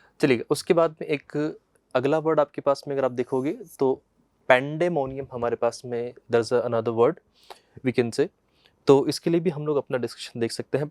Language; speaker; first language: Hindi; native; Hindi